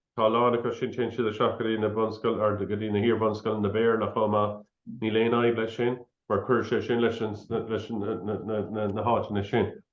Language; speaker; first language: Irish; non-native, local second language; English